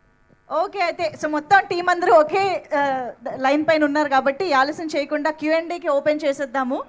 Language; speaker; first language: Telugu; native; Telugu